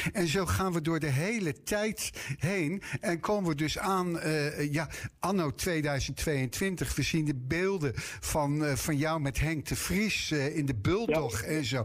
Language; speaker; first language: Dutch; native; Dutch